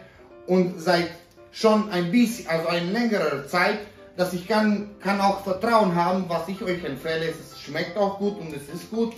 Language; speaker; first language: German; non-native, fluent; Romanian